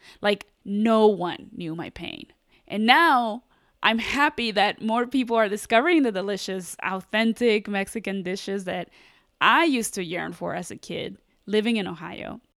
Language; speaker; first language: English; early bilingual, other home language; Spanish